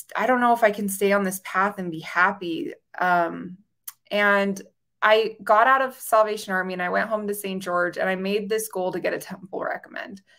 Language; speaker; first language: English; native; English